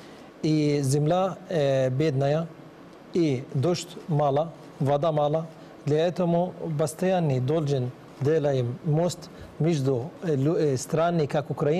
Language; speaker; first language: Russian; non-native, learner; Arabic